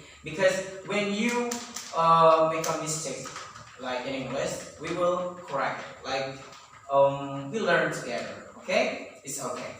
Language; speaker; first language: English; non-native, learner; Indonesian